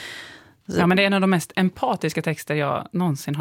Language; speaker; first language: Swedish; native; Swedish